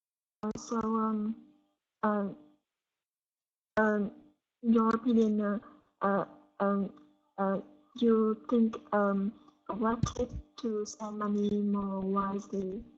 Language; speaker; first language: English; non-native, learner; Vietnamese